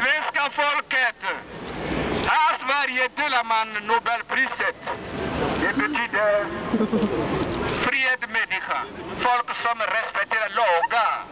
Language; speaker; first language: Swedish; non-native, learner; French